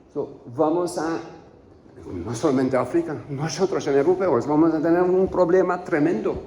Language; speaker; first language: Spanish; non-native, learner; Hungarian